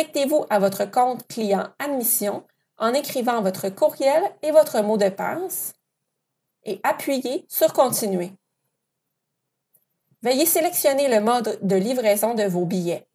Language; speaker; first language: French; native; French